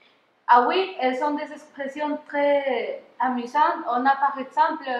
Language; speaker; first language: French; non-native, fluent; Spanish